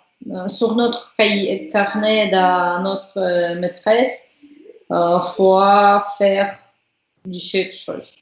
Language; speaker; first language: French; non-native, learner; Russian